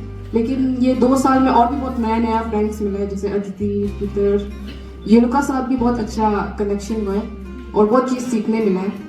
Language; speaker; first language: Hindi; non-native, local second language; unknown